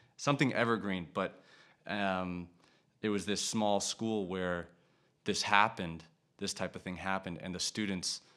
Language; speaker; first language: English; native; English